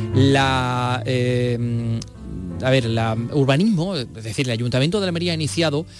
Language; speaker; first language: Spanish; native; Spanish